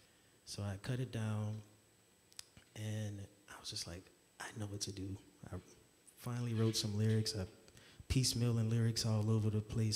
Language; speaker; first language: English; native; English